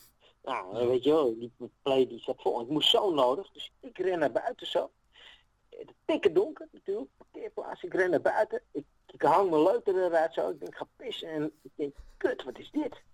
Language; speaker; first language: Dutch; native; Dutch